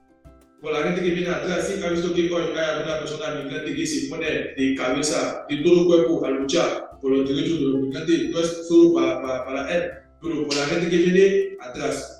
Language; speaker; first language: Spanish; non-native, learner; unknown